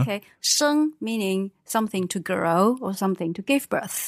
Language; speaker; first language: English; non-native, fluent; Chinese